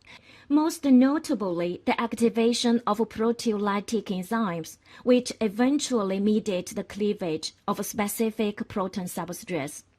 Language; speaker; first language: English; non-native, fluent; Chinese